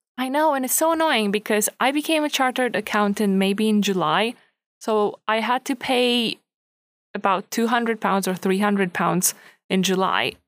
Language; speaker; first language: English; non-native, fluent; Romanian